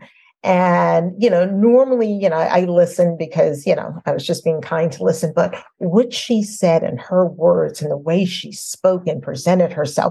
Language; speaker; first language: English; native; English